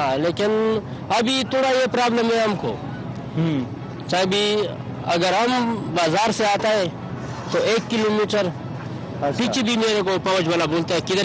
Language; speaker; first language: Hindi; non-native, local second language; Pashto